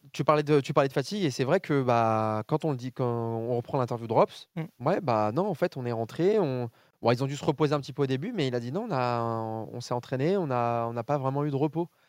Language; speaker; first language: French; native; French